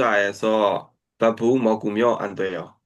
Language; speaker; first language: Korean; non-native, learner; Burmese